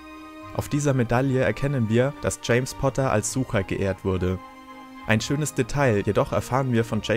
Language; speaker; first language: German; native; German